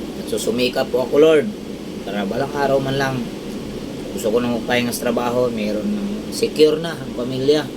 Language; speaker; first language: Filipino; non-native, local second language; Cebuano